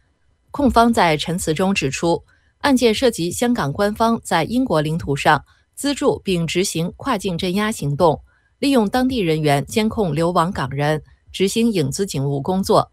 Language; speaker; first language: Chinese; native; Chinese